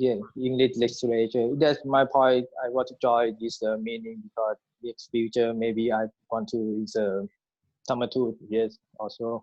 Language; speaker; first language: English; non-native, learner; Thai